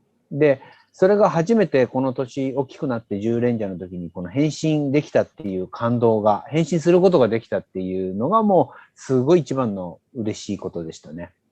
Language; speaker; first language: Japanese; native; Japanese